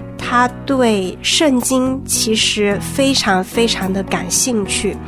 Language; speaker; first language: Chinese; native; Chinese